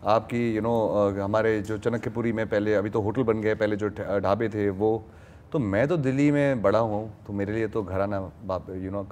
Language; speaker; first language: Hindi; native; Hindi